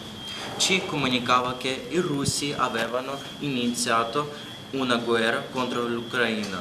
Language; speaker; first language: Italian; non-native, learner; Ukrainian